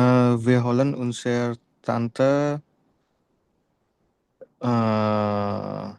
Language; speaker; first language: German; non-native, learner; Indonesian